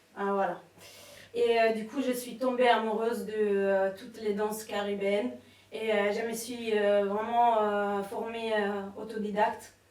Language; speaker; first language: French; non-native, fluent; Italian